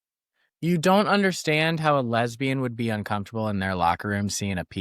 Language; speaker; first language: English; native; English